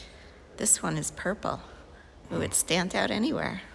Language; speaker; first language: English; native; English